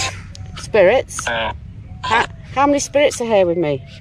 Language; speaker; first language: English; native; English